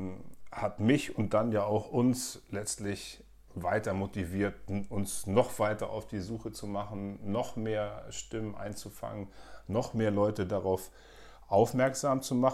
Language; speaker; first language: German; native; German